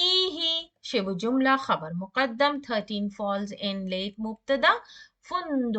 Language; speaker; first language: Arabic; non-native, fluent; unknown